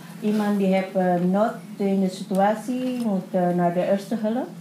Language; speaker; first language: Dutch; non-native, learner; Indonesian